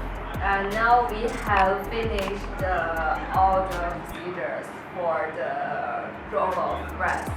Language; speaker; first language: English; non-native, learner; Chinese